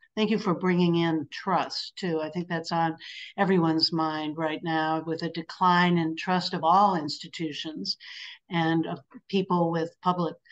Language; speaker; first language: English; native; English